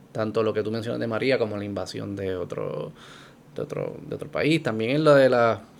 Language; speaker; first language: Spanish; native; Spanish